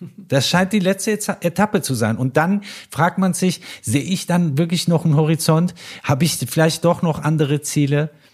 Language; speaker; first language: German; early bilingual, other home language; Persian